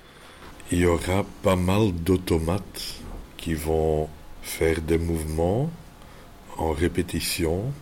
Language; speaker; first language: French; non-native, local second language; Dutch